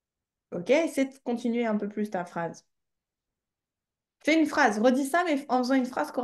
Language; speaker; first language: French; native; French